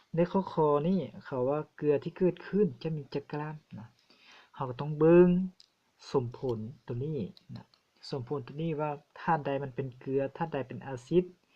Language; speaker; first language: Lao; non-native, local second language; Hmong